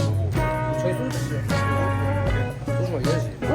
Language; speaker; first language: Korean; native; Korean